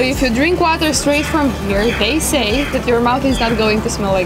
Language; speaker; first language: English; non-native, fluent; Romanian